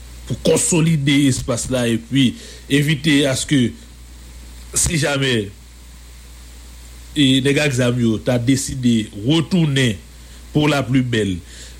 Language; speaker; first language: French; non-native, local second language; Haitian Creole